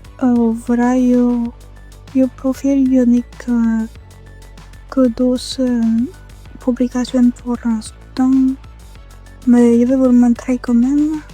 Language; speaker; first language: French; non-native, learner; Spanish